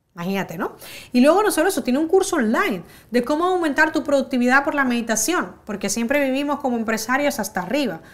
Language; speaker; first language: Spanish; native; Spanish